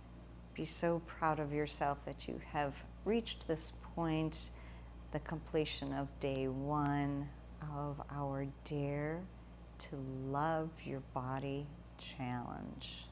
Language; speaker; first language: English; native; English